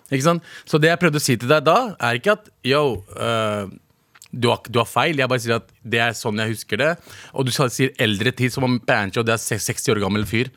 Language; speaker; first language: Norwegian; early bilingual, other home language; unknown